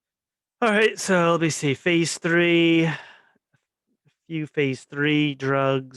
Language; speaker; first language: English; native; English